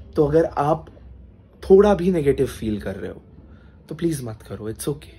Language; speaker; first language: Hindi; non-native, local second language; Marathi